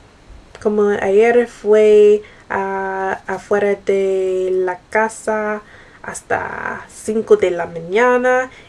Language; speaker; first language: Spanish; non-native, learner; English